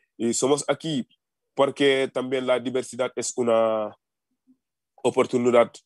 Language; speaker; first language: Spanish; non-native, learner; Wolof